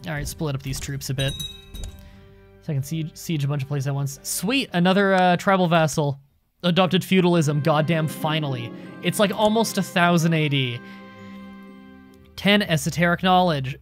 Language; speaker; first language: English; native; English